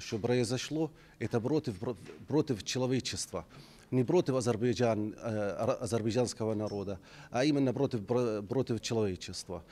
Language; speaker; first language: Russian; non-native, fluent; Arabic